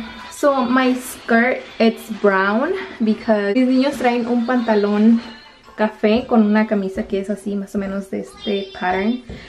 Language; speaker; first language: Spanish; early bilingual, heritage; Spanish